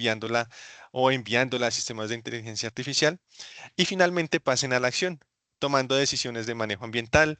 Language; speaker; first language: Spanish; native; Spanish